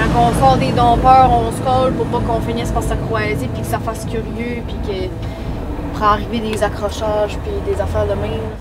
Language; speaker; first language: French; native; French